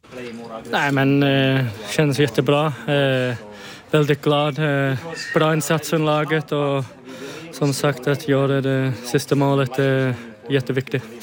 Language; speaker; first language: Swedish; non-native, fluent; English